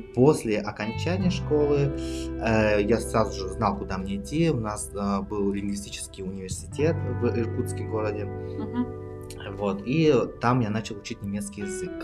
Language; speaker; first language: Russian; native; Russian